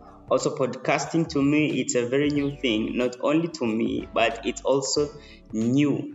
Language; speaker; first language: English; non-native, local second language; Swahili